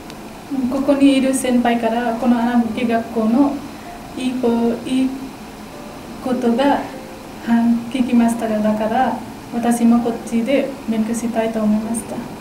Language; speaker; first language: Japanese; non-native, learner; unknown